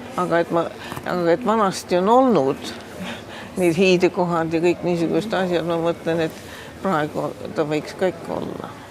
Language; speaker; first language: Estonian; early bilingual, heritage; Estonian